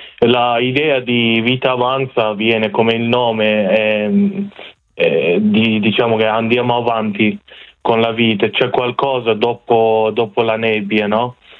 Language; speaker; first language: Italian; non-native, fluent; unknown